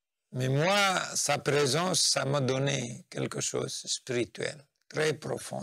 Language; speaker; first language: French; non-native, fluent; Nepali